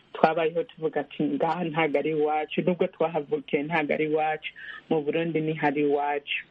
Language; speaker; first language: Rundi; early bilingual, heritage; Rundi